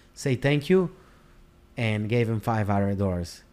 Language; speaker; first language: English; non-native, fluent; Hebrew